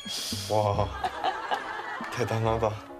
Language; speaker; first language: Korean; native; Korean